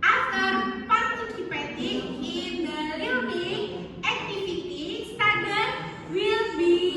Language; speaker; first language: English; non-native, learner; Indonesian